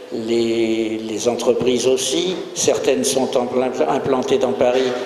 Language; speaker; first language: French; native; French